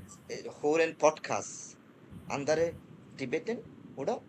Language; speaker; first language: German; non-native, fluent; Bangla